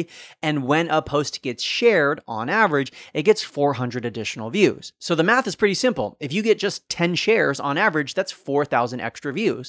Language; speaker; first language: English; native; English